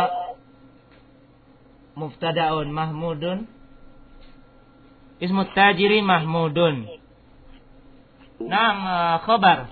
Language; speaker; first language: Arabic; non-native, fluent; Indonesian